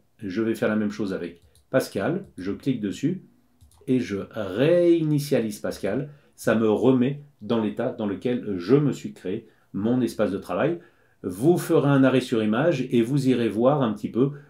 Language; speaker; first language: French; native; French